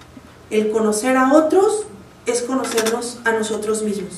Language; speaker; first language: Spanish; native; Spanish